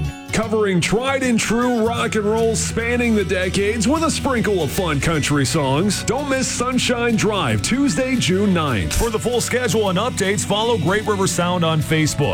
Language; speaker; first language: English; native; English